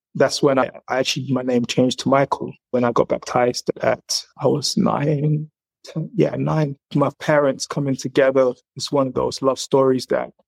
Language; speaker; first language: English; native; English